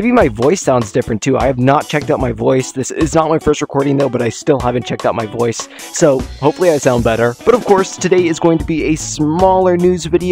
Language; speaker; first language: English; native; English